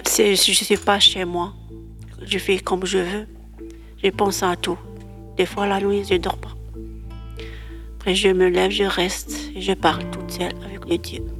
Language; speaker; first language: French; non-native, learner; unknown